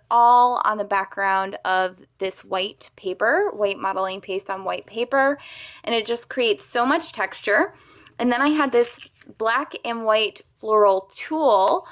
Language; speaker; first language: English; native; English